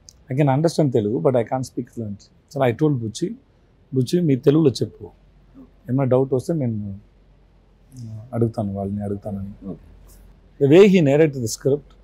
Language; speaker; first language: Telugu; non-native, learner; Tamil